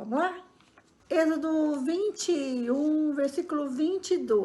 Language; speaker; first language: Portuguese; native; Portuguese